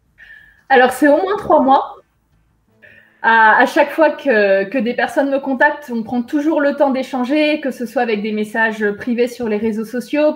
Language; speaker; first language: French; native; French